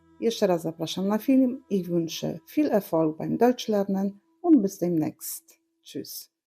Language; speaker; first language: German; non-native, fluent; Polish